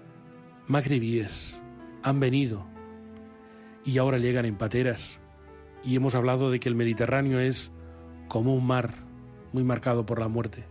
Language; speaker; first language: Spanish; non-native, local second language; Catalan